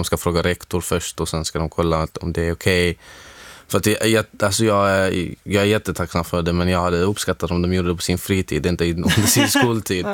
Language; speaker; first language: Swedish; non-native, fluent; Arabic